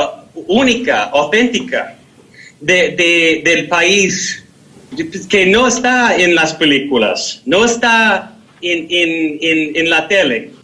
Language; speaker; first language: Spanish; non-native, learner; English